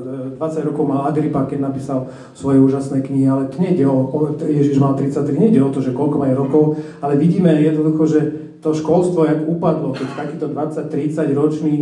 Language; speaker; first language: Slovak; native; Slovak